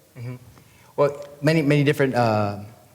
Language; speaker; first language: English; non-native, fluent; Spanish